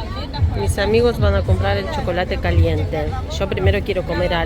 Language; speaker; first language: Spanish; non-native, fluent; Russian